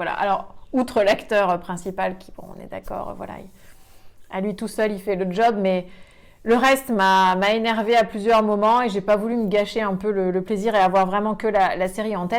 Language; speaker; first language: French; native; French